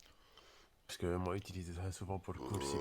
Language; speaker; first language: French; native; French